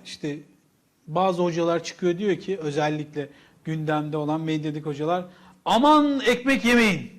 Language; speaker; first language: Turkish; native; Turkish